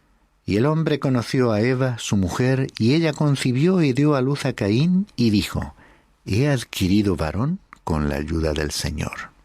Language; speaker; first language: Spanish; native; Spanish